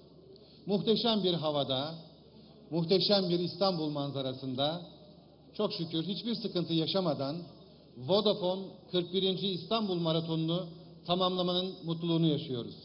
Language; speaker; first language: Turkish; native; Turkish